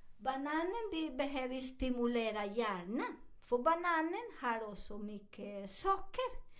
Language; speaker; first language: Swedish; non-native, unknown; Spanish